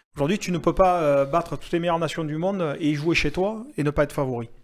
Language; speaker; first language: French; native; French